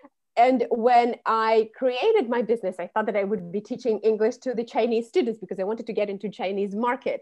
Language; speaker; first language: English; non-native, fluent; Russian